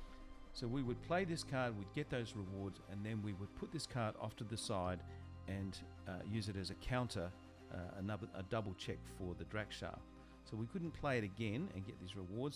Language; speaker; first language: English; native; English